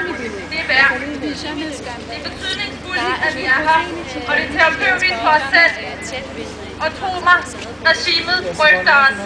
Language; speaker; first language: Danish; early bilingual, other home language; Persian